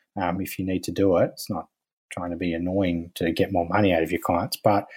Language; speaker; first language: English; native; English